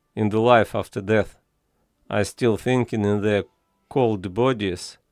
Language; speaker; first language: English; non-native, fluent; Ukrainian